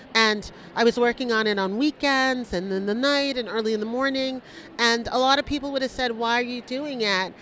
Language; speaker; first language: English; early bilingual, other home language; Spanish